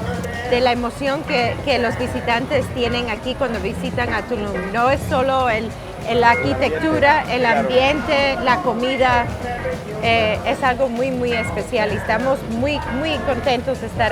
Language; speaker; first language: Spanish; early bilingual, heritage; Spanish